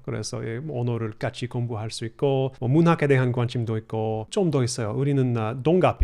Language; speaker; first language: Korean; non-native, fluent; English